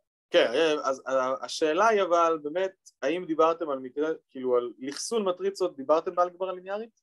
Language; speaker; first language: Hebrew; native; Hebrew